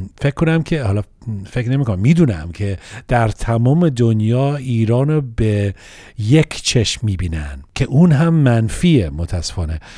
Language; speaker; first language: Persian; early bilingual, heritage; Persian